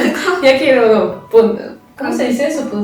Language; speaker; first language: Spanish; non-native, fluent; French